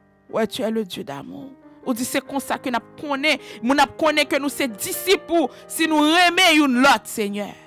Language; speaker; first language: French; native; French